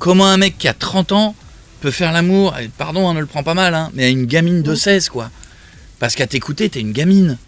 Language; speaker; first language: French; native; French